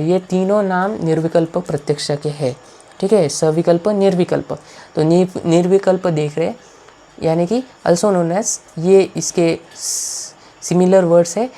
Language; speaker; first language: Hindi; non-native, local second language; Marathi